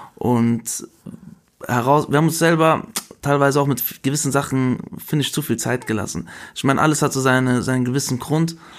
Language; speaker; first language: German; early bilingual, other home language; Spanish